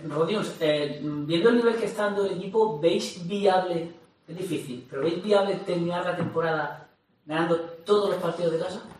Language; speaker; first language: Spanish; native; Spanish